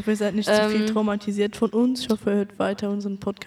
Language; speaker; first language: German; native; German